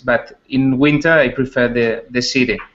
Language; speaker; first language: English; non-native, learner; Spanish